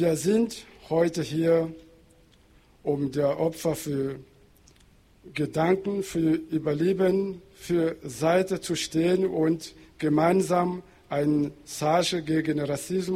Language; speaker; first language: German; non-native, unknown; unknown